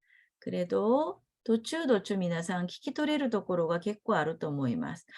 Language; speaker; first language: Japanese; non-native, fluent; Korean